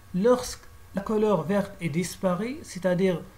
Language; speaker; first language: French; non-native, local second language; Arabic